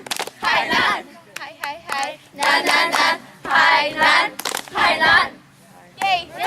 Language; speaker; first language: Chinese; non-native, learner; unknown